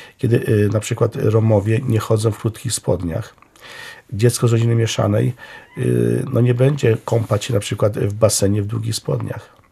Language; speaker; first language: Polish; non-native, local second language; Romany